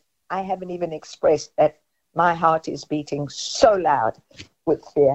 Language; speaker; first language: English; native; English